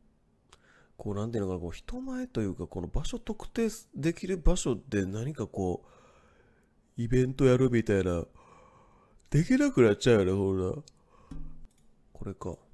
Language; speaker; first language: Japanese; native; Japanese